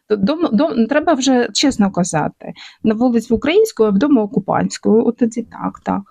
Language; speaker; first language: Ukrainian; non-native, local second language; Russian